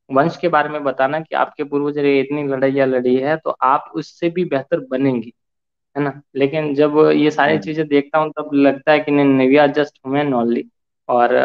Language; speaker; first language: Hindi; native; Hindi